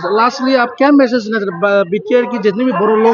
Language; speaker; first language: Hindi; non-native, local second language; Bodo